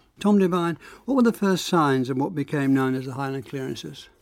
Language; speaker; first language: English; native; English